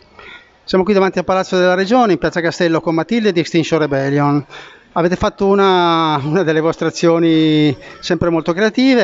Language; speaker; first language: Italian; native; Italian